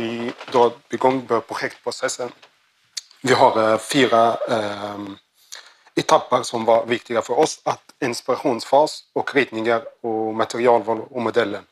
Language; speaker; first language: Swedish; non-native, learner; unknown